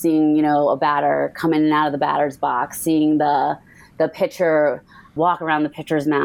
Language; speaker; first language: English; native; English